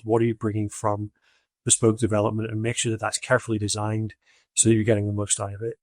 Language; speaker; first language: English; native; English